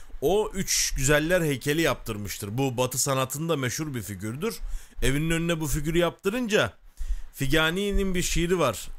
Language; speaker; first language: Turkish; native; Turkish